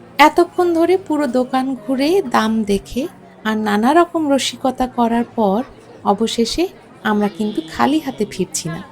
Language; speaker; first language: Bangla; native; Bangla